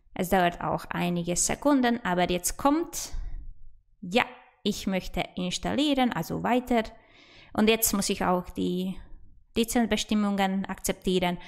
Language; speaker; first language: German; non-native, fluent; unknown